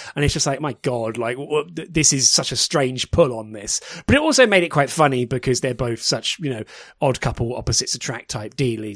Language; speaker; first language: English; native; English